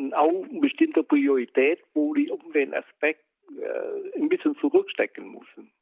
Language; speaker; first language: German; non-native, learner; Vietnamese